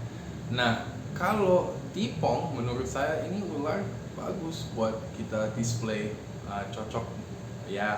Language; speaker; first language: Indonesian; non-native, fluent; English